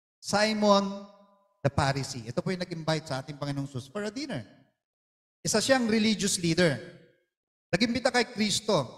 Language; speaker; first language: Filipino; non-native, local second language; Iloko